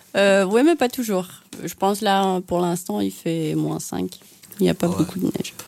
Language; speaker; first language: French; non-native, fluent; Finnish